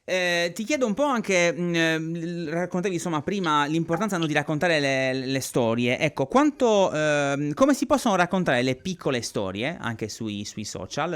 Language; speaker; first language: Italian; native; Italian